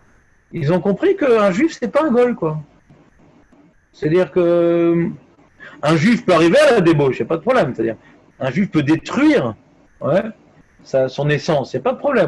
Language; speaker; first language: French; native; French